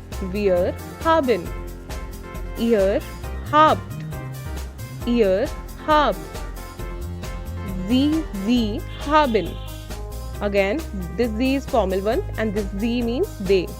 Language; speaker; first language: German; non-native, fluent; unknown